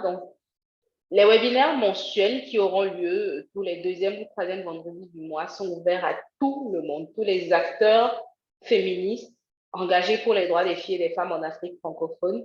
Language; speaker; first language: French; native; French